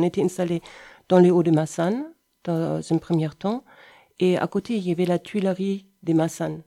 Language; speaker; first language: French; non-native, fluent; German